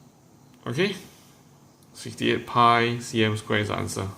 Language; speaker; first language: English; native; English